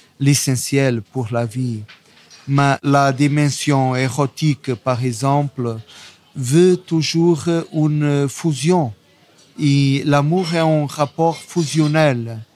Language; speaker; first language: French; non-native, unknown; Portuguese